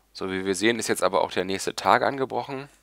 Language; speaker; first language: German; native; German